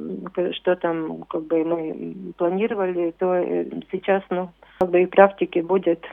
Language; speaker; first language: Russian; non-native, local second language; Latvian